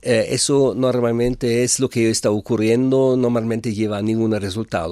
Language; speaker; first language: Spanish; non-native, fluent; German